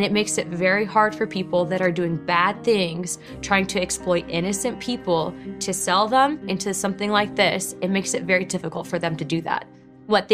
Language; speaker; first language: English; native; English